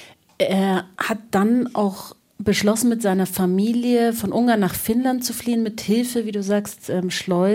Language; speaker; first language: German; native; German